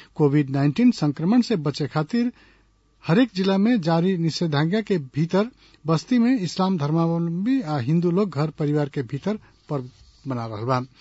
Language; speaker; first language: Bhojpuri; non-native, local second language; Nepali